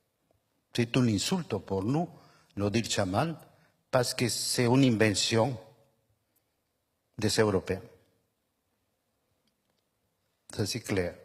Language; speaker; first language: French; non-native, fluent; Spanish